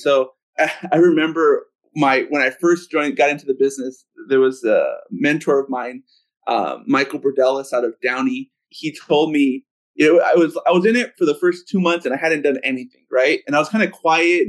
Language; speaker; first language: English; early bilingual, other home language; Spanish